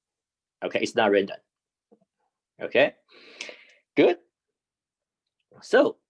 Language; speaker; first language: English; non-native, fluent; Chinese